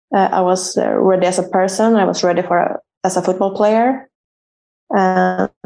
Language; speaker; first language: English; non-native, fluent; Swedish